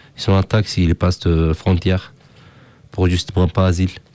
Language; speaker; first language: French; non-native, learner; Kurdish